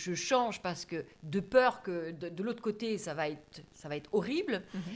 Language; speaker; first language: French; non-native, fluent; German